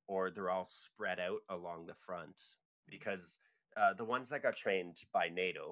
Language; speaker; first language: English; native; English